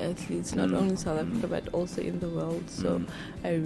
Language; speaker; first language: English; non-native, local second language; Southern Sotho